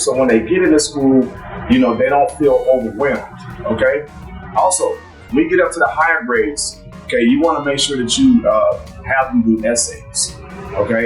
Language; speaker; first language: English; native; English